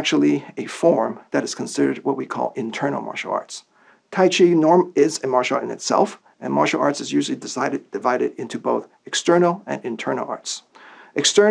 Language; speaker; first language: English; non-native, local second language; Cantonese